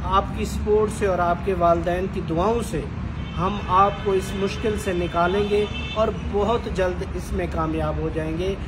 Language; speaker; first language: Urdu; native; Urdu